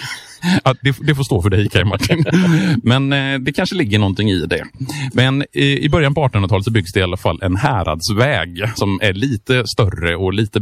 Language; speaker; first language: Swedish; native; Swedish